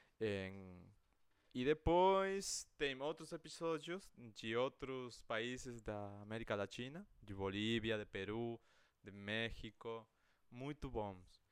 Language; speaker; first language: Portuguese; non-native, fluent; Spanish